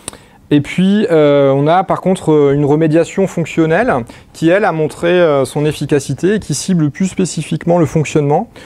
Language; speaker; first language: French; native; French